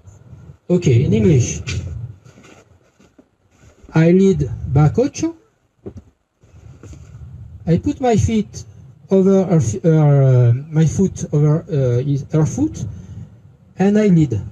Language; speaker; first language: English; non-native, learner; French